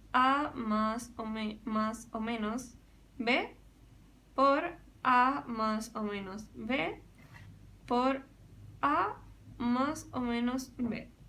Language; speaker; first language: Spanish; native; Spanish